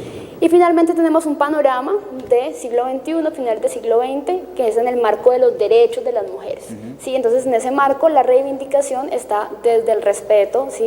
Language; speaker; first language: Spanish; native; Spanish